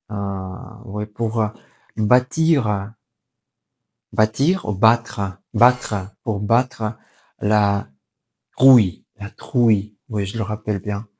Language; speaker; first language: French; non-native, fluent; Russian